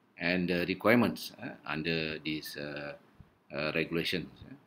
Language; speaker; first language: English; non-native, local second language; Malay